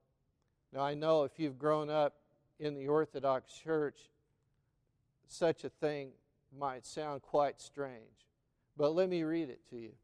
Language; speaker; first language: English; native; English